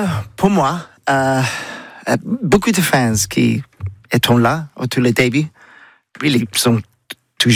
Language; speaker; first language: French; non-native, learner; English